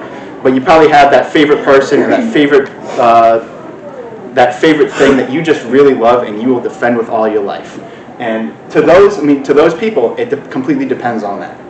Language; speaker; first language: English; native; English